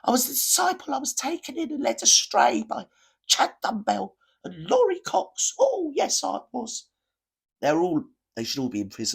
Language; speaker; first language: English; native; English